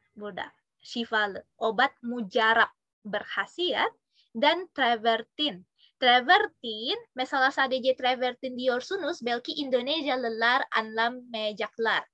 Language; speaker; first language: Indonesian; native; Indonesian